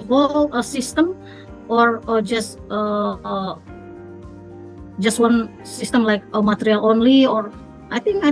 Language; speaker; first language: English; non-native, fluent; Indonesian